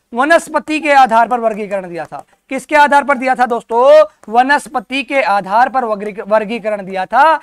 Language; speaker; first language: Hindi; native; Hindi